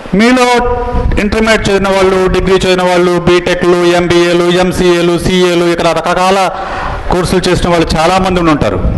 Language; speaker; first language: Telugu; native; Telugu